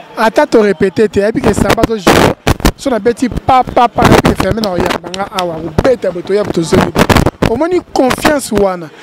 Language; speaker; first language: Lingala; native; Lingala